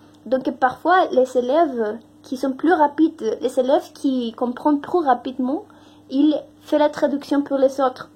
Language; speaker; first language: French; non-native, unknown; Spanish